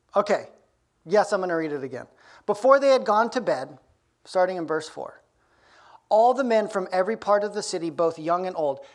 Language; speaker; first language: English; native; English